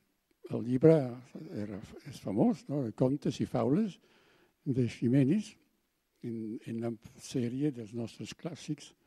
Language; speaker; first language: Catalan; non-native, fluent; German